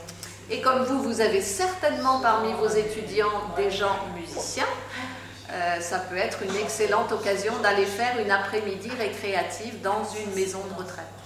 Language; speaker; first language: French; native; French